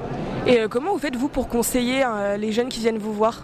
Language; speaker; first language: French; native; French